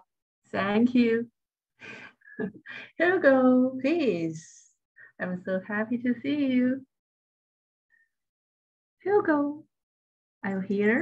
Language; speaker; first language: English; non-native, learner; Chinese